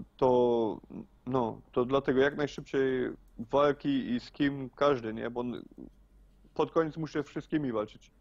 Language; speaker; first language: Polish; early bilingual, heritage; Polish